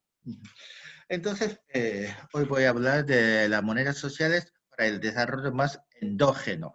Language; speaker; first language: Spanish; non-native, fluent; Japanese